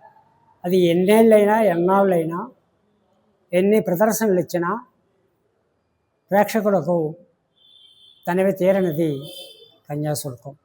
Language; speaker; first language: Telugu; native; Telugu